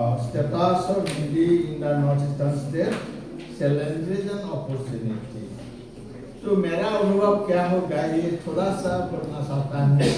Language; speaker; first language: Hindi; non-native, local second language; Assamese